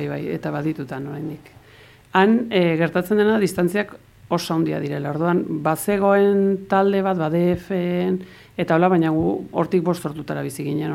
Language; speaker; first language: Basque; early bilingual, heritage; Spanish